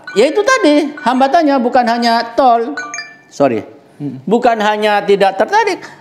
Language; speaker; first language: Indonesian; native; Indonesian